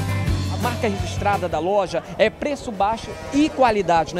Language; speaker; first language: Portuguese; native; Portuguese